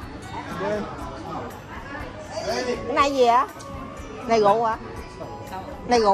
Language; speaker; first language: Vietnamese; native; Vietnamese